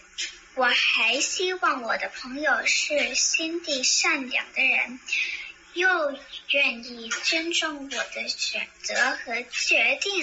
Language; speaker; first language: Chinese; early bilingual, heritage; Chinese